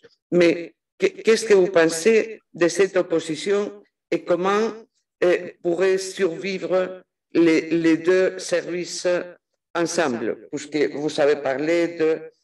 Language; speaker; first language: French; non-native, fluent; Spanish